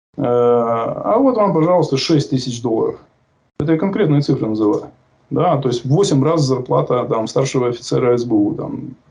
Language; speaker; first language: Russian; native; Russian